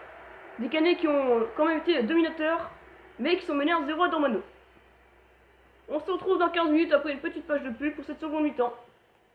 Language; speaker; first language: French; native; French